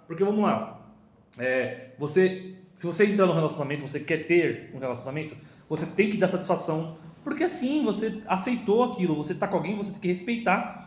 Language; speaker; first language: Portuguese; native; Portuguese